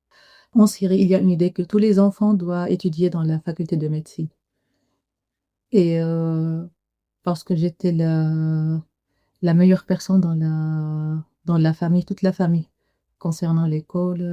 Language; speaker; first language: French; non-native, learner; Arabic